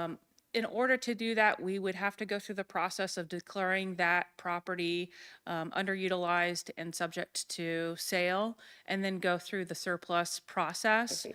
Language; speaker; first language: English; native; English